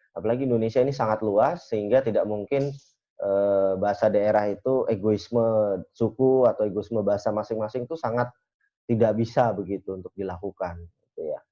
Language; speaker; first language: Indonesian; native; Indonesian